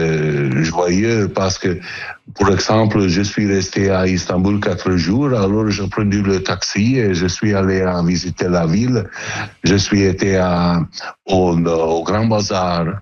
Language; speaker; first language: French; non-native, learner; Italian